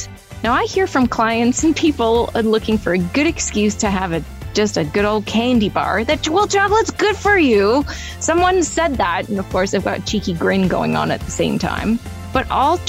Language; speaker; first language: English; native; English